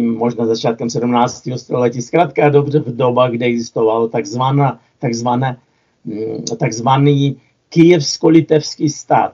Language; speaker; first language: Czech; non-native, fluent; Russian